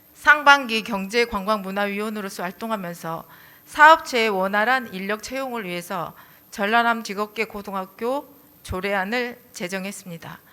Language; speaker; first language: Korean; native; Korean